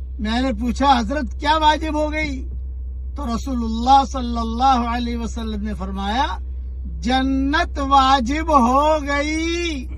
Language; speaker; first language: Urdu; non-native, local second language; Gujarati